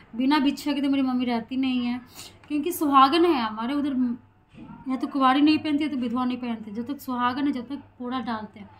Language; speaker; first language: Hindi; native; Hindi